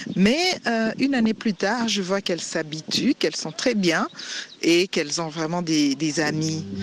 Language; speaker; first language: French; non-native, local second language; Swahili